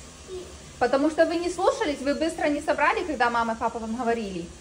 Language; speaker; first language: Russian; early bilingual, heritage; Russian